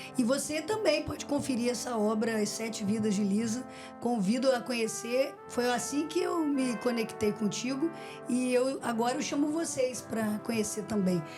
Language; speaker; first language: Portuguese; native; Portuguese